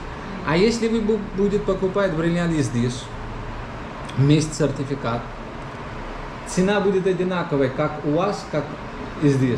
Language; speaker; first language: Russian; non-native, learner; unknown